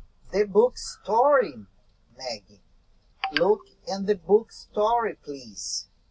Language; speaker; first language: English; non-native, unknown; Portuguese